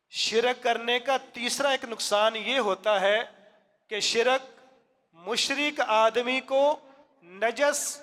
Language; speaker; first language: Urdu; non-native, local second language; Punjabi